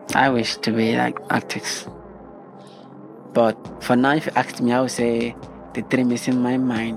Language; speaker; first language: English; non-native, local second language; Igbo